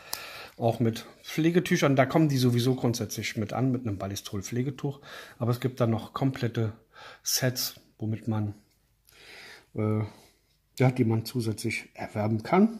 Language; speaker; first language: German; native; German